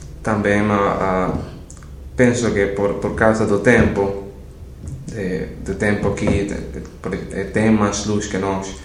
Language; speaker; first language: Portuguese; non-native, learner; Spanish